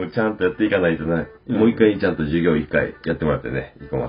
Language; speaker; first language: Japanese; native; Japanese